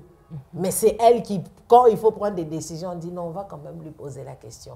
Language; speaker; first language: French; non-native, local second language; Lingala